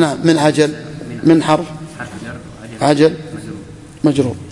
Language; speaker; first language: Arabic; native; Arabic